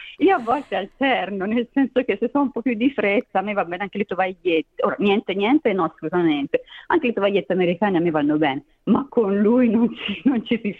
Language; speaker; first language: Italian; native; Italian